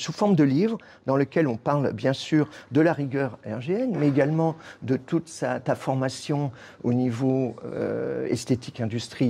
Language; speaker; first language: French; native; French